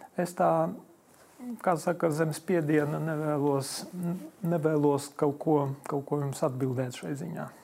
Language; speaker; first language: Latvian; non-native, local second language; Polish